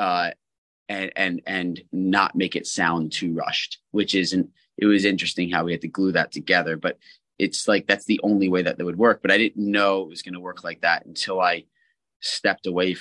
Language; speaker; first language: English; native; English